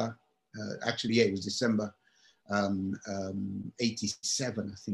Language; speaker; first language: English; native; English